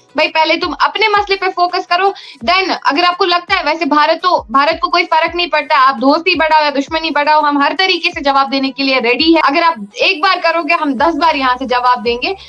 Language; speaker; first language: Hindi; non-native, local second language; Kashmiri